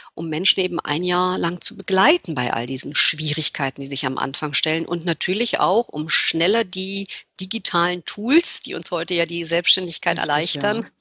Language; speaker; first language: German; native; German